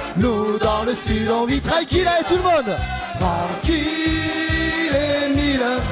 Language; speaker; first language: French; native; French